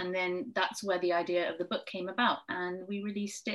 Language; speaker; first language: English; native; English